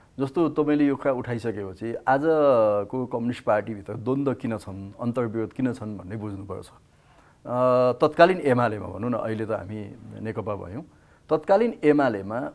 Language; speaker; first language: Nepali; native; Nepali